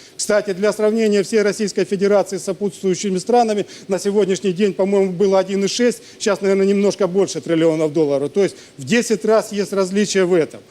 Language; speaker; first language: Russian; native; Russian